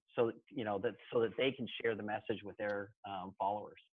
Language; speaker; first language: English; native; English